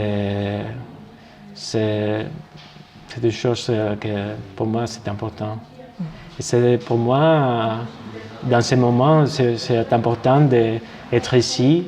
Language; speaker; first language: French; non-native, fluent; Spanish